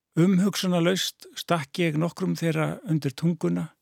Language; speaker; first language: Icelandic; native; Icelandic